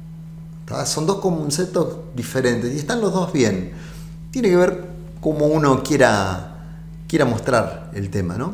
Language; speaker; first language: Spanish; native; Spanish